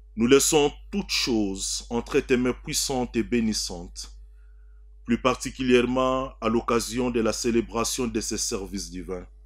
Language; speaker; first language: French; non-native, local second language; Swahili